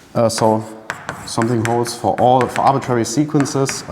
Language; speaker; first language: English; non-native, fluent; German